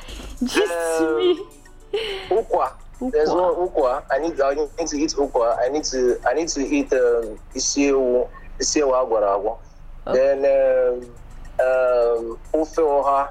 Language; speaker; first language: English; non-native, local second language; Igbo